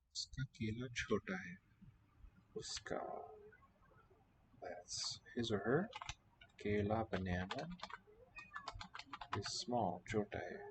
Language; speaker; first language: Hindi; non-native, learner; English